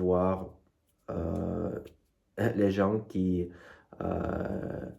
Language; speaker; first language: French; non-native, fluent; Russian